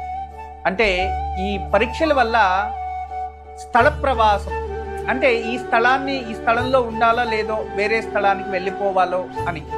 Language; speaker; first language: Telugu; native; Telugu